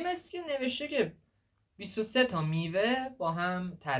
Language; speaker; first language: Persian; native; Persian